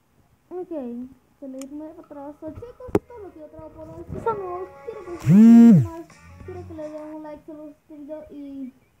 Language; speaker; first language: Spanish; early bilingual, heritage; Spanish